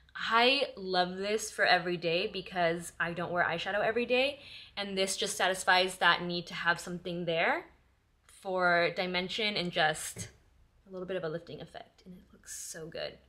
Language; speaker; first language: English; early bilingual, other home language; Spanish